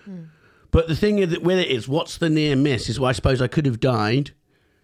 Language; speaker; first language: English; native; English